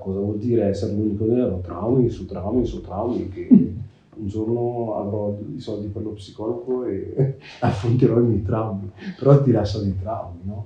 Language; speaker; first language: Italian; early bilingual, other home language; Yoruba